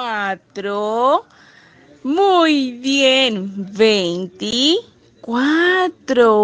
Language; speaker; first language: Spanish; native; Spanish